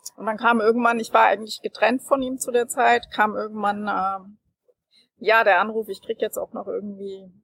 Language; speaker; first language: German; native; German